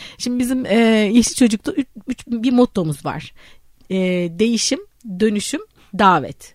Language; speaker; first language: Turkish; native; Turkish